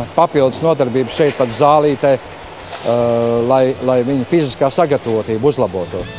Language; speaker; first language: Latvian; native; Latvian